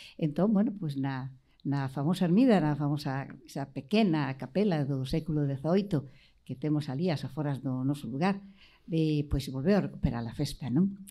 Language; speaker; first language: Galician; native; Galician